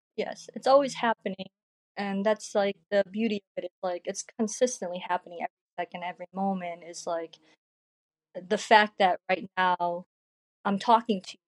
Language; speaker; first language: English; early bilingual, other home language; Korean